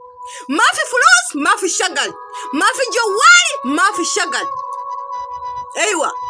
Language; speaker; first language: Arabic; non-native, learner; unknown